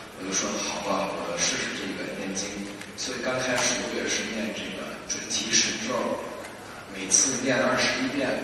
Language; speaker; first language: Chinese; early bilingual, heritage; Chinese